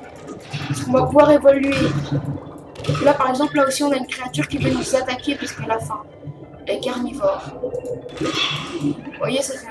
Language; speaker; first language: French; native; French